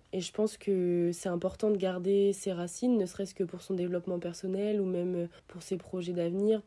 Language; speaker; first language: French; early bilingual, other home language; Italian